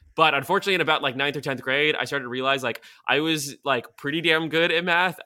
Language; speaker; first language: English; non-native, fluent; Bulgarian